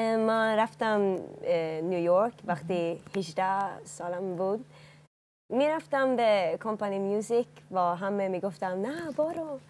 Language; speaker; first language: Persian; early bilingual, heritage; Swedish